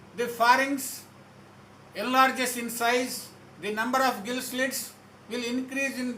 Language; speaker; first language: English; non-native, local second language; Telugu